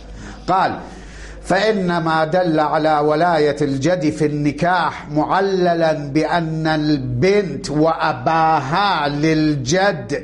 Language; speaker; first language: Arabic; native; Arabic